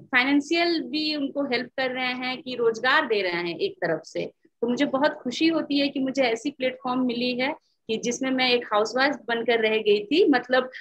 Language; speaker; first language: Hindi; native; Hindi